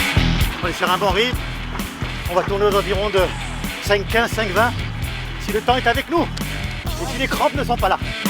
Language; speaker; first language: French; native; French